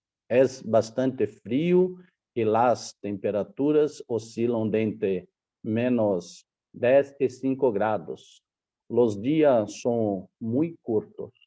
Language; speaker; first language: Spanish; non-native, learner; Portuguese